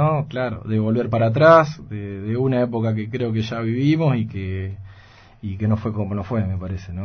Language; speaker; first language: Spanish; native; Spanish